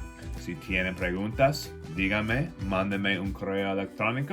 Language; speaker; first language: Spanish; non-native, fluent; English